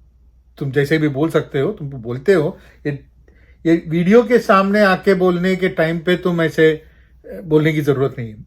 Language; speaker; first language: Hindi; non-native, local second language; Malayalam